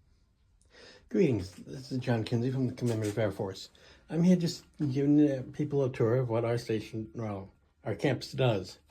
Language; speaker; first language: English; native; English